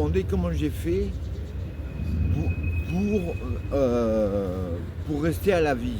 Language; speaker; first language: French; native; French